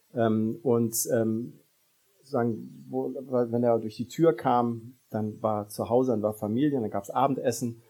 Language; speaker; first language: German; native; German